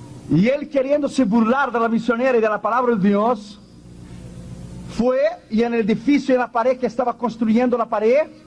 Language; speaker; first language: Spanish; non-native, fluent; Portuguese